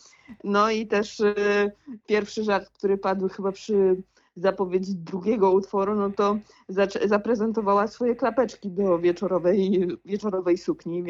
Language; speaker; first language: Polish; native; Polish